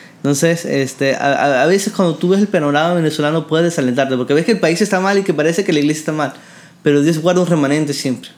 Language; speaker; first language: Spanish; native; Spanish